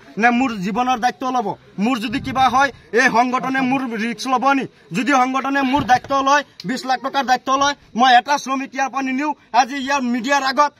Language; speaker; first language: Assamese; non-native, local second language; Bangla